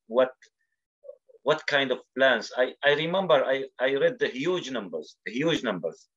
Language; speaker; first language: English; non-native, fluent; Arabic